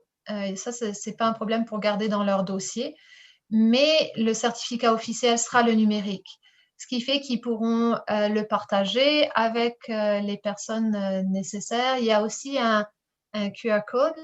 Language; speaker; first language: French; native; French